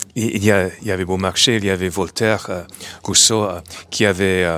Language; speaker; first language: French; non-native, fluent; English